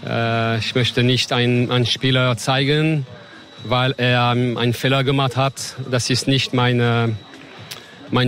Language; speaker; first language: German; non-native, fluent; French